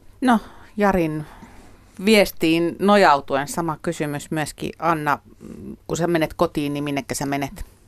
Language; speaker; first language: Finnish; native; Finnish